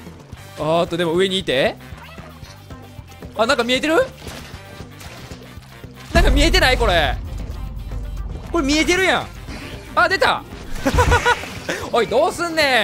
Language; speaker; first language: Japanese; native; Japanese